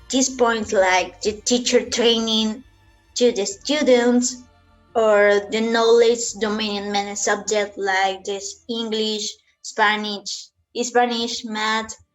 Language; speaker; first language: English; non-native, learner; Spanish